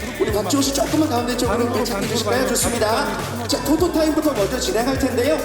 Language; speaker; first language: Korean; native; Korean